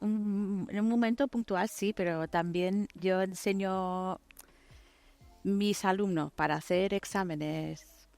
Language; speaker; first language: Spanish; non-native, fluent; English